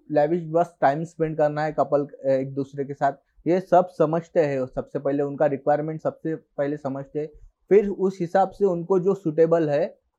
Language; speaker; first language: Hindi; non-native, local second language; Marathi